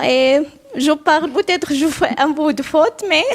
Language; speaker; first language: French; non-native, learner; Arabic